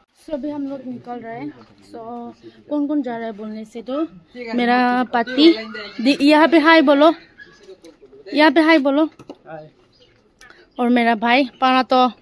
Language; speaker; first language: Hindi; non-native, local second language; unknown